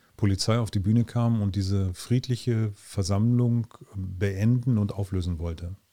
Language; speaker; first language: German; native; German